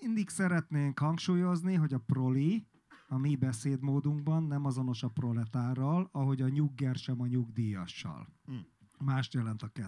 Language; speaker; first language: Hungarian; native; Hungarian